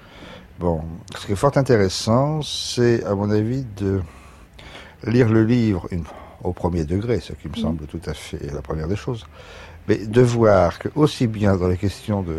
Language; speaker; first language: French; native; French